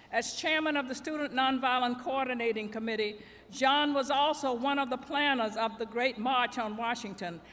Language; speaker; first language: English; native; English